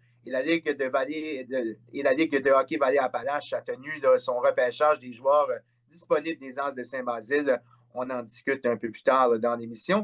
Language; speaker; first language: French; native; French